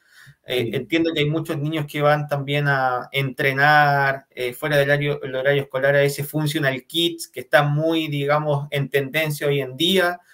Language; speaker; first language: Spanish; native; Spanish